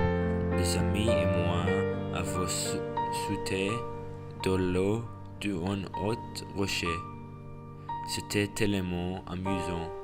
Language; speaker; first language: French; non-native, learner; English